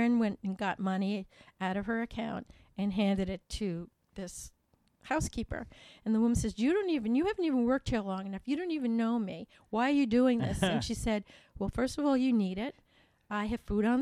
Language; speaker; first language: English; native; English